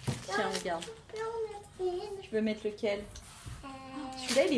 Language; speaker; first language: French; native; French